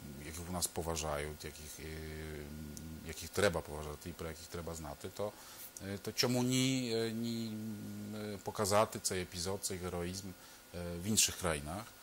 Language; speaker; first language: Ukrainian; non-native, fluent; Polish